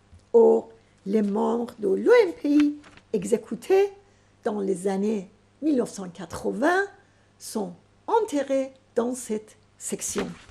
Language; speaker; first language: French; non-native, fluent; Persian